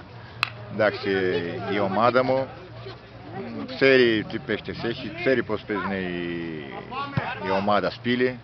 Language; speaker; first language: Greek; non-native, learner; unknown